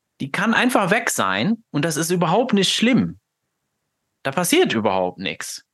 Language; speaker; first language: German; non-native, fluent; Luxembourgish